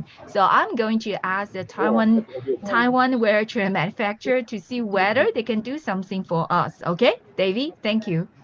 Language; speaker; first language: English; non-native, learner; Chinese